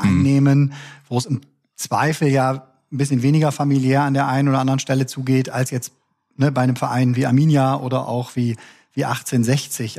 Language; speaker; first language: German; native; German